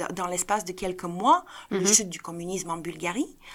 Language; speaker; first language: French; non-native, fluent; Bulgarian